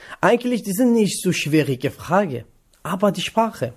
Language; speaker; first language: German; non-native, learner; Kurdish